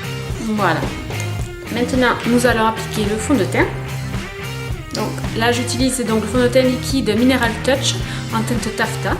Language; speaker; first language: French; native; French